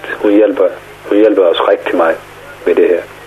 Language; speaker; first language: Danish; non-native, fluent; Somali